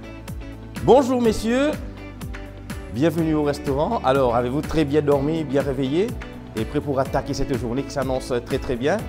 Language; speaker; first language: French; non-native, local second language; Morisyen